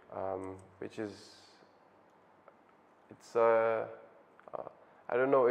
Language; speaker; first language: English; non-native, fluent; Dutch